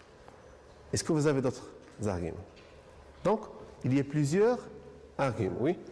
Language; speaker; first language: French; non-native, local second language; Arabic